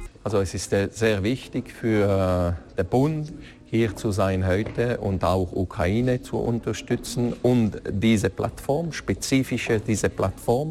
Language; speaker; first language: German; non-native, fluent; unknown